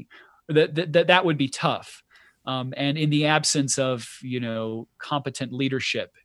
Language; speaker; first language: English; native; English